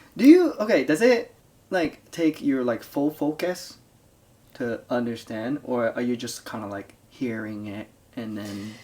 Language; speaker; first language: English; non-native, fluent; Japanese